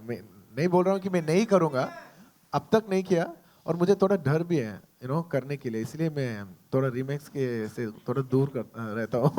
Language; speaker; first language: Hindi; non-native, local second language; Telugu